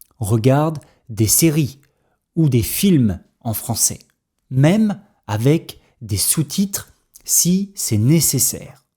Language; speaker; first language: French; native; French